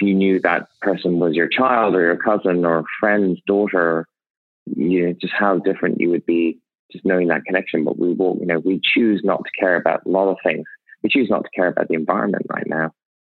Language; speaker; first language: English; native; English